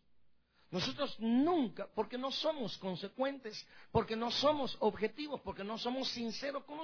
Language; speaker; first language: Spanish; native; Spanish